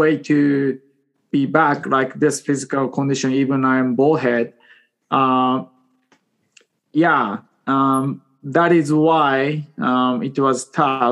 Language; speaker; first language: English; non-native, fluent; Japanese